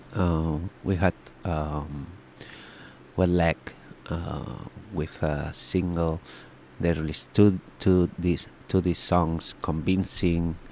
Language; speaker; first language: English; non-native, fluent; Spanish